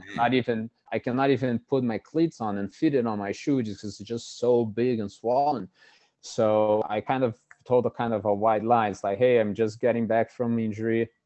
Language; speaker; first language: English; non-native, fluent; Portuguese